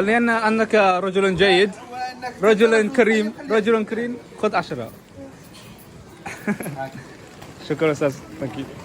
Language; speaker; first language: Arabic; non-native, learner; English